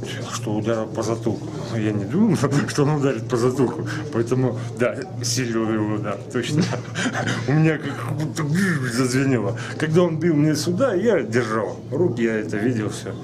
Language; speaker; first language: Russian; native; Russian